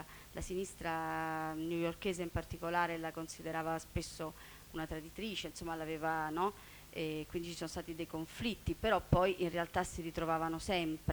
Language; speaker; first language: Italian; native; Italian